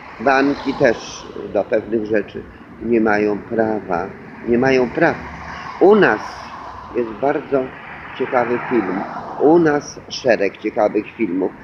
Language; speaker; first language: Polish; native; Polish